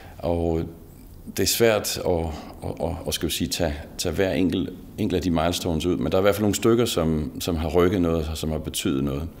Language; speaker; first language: Danish; native; Danish